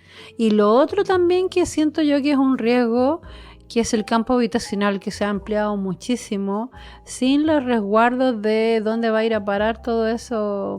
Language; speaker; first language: Spanish; native; Spanish